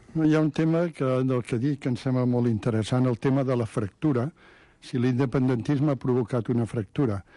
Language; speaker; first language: Catalan; native; Catalan